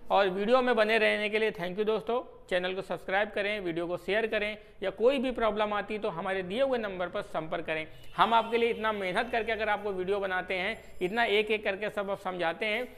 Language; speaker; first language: Hindi; native; Hindi